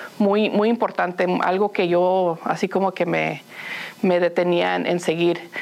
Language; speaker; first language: Spanish; early bilingual, heritage; Spanish